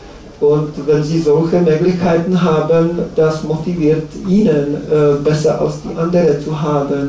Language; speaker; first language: German; non-native, learner; Czech